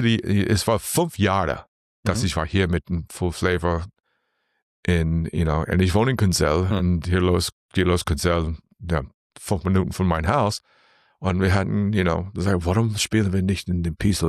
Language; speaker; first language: German; non-native, learner; English